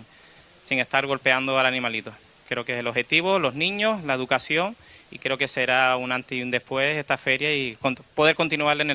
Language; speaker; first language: Spanish; native; Spanish